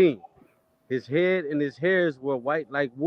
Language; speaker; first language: English; native; English